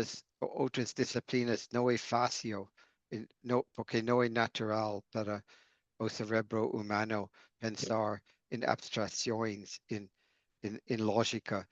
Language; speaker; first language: Portuguese; non-native, learner; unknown